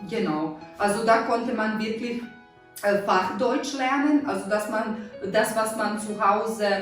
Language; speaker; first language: German; non-native, fluent; Serbian